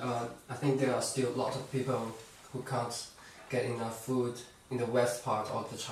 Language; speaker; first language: English; non-native, fluent; Chinese